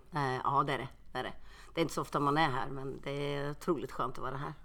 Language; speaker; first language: Swedish; early bilingual, other home language; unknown